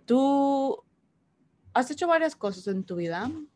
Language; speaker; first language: Spanish; early bilingual, heritage; Spanish